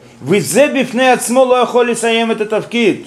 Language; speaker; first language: Hebrew; non-native, fluent; Russian